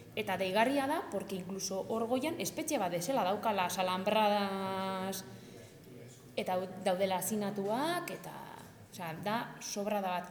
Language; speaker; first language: Basque; non-native, local second language; Spanish